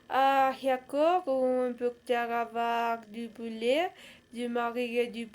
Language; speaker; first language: French; non-native, learner; Spanish